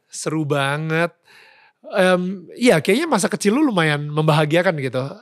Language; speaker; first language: Indonesian; native; Indonesian